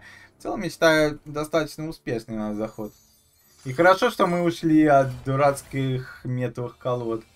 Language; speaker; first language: Russian; native; Russian